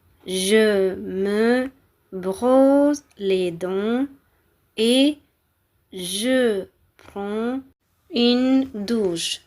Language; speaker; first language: French; non-native, fluent; Tamil